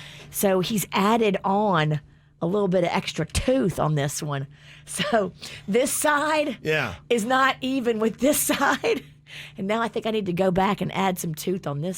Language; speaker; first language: English; native; English